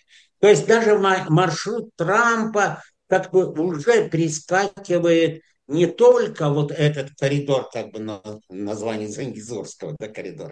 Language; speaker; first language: Russian; non-native, fluent; Azerbaijani